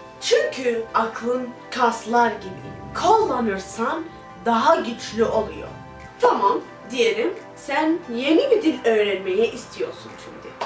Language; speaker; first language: Turkish; non-native, learner; Arabic